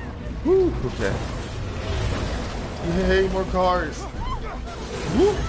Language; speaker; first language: English; native; English